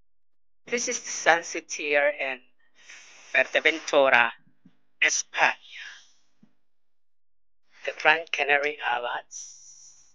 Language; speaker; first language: English; non-native, learner; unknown